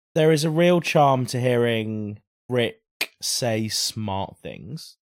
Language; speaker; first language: English; native; English